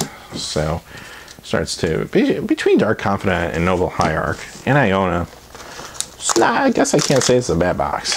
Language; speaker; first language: English; native; English